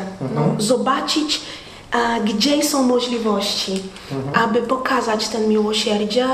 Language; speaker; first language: Polish; non-native, learner; Portuguese